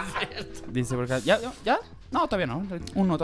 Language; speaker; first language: Spanish; native; Spanish